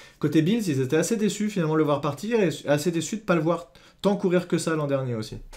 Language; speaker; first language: French; native; French